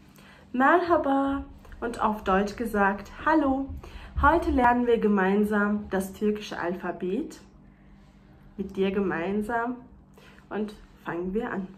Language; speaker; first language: German; non-native, fluent; Turkish